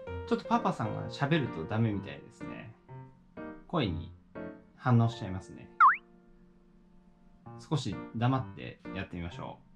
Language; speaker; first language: Japanese; native; Japanese